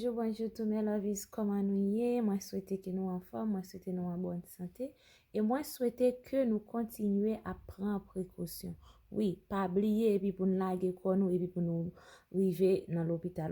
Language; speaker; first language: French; non-native, local second language; Haitian Creole